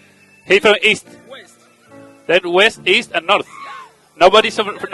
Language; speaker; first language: English; non-native, learner; Spanish